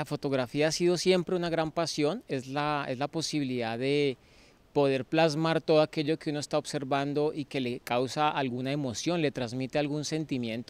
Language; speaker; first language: Spanish; native; Spanish